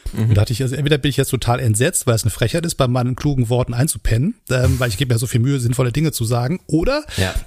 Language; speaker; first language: German; native; German